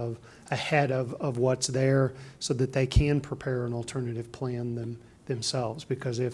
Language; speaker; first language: English; native; English